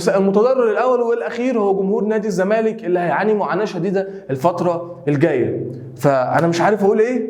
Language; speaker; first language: Arabic; native; Arabic